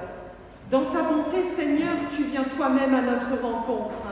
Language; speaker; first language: French; native; French